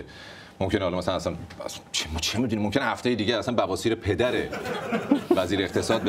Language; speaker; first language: Persian; native; Persian